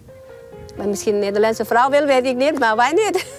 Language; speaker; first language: Dutch; non-native, learner; Thai